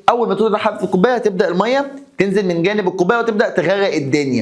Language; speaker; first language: Arabic; native; Arabic